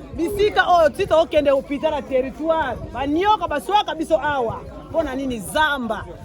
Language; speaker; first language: Lingala; non-native, local second language; Kongo